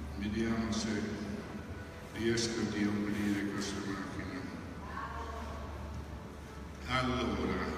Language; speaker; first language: Italian; non-native, fluent; English